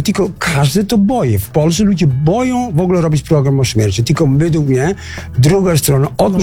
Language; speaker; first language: Polish; non-native, fluent; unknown